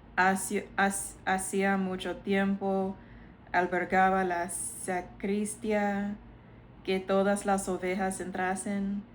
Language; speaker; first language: Spanish; non-native, learner; English